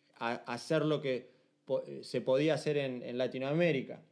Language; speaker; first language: Spanish; native; Spanish